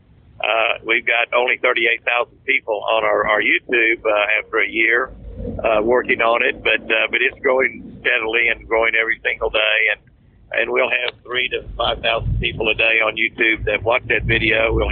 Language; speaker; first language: English; native; English